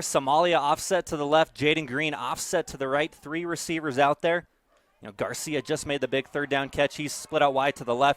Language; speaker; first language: English; native; English